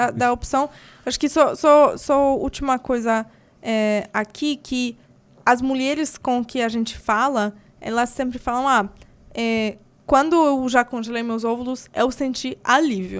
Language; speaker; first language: Portuguese; non-native, fluent; Polish